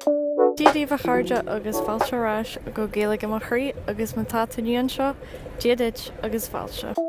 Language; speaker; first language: Irish; non-native, learner; English